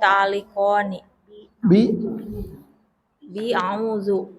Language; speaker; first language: Arabic; non-native, learner; Indonesian